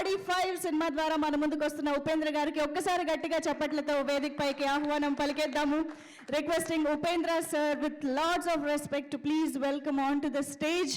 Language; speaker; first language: Telugu; native; Telugu